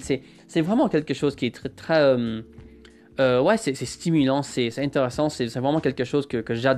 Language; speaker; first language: French; non-native, fluent; English